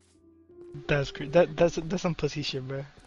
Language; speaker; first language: English; native; English